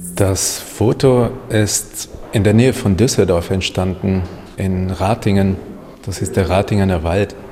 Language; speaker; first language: German; non-native, fluent; Hungarian